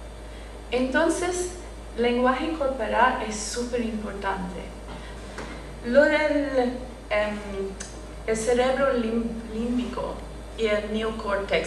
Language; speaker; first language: Spanish; non-native, fluent; English